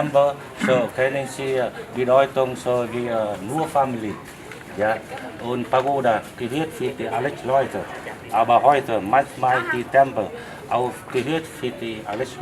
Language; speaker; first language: German; non-native, learner; Vietnamese